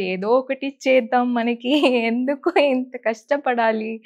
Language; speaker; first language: Telugu; non-native, learner; Tamil